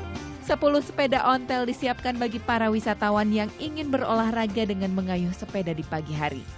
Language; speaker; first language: Indonesian; native; Indonesian